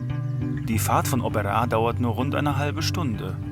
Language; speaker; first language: German; native; German